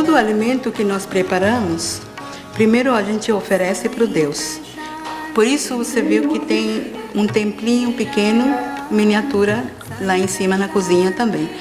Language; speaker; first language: Portuguese; non-native, fluent; Marathi